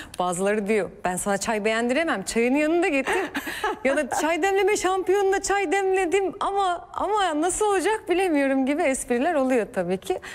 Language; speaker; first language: Turkish; native; Turkish